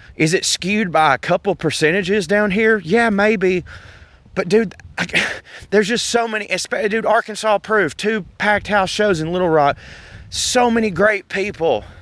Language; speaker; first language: English; native; English